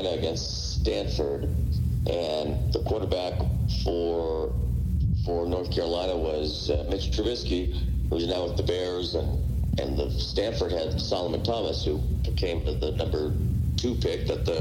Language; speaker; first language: English; native; English